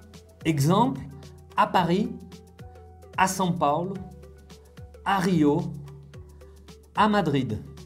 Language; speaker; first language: Portuguese; non-native, fluent; French